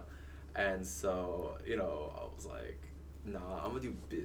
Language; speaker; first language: English; early bilingual, other home language; Cantonese